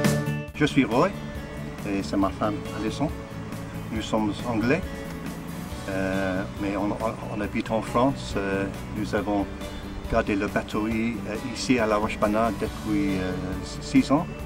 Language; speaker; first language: French; non-native, learner; English